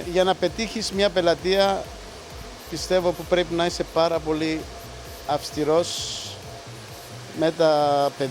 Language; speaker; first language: Greek; early bilingual, heritage; Greek